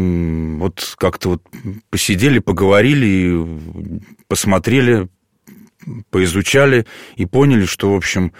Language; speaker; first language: Russian; native; Russian